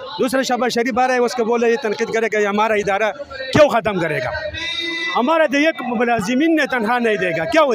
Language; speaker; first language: Hindi; non-native, local second language; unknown